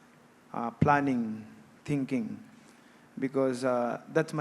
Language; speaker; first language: English; non-native, local second language; Cebuano